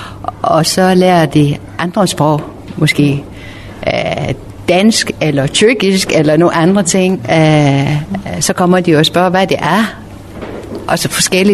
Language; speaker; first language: Danish; non-native, learner; Persian